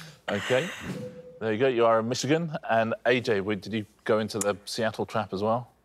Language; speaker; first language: English; native; English